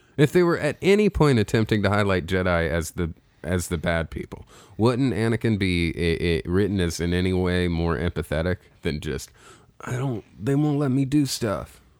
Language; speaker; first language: English; native; English